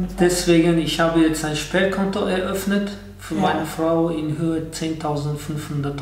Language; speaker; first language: German; non-native, learner; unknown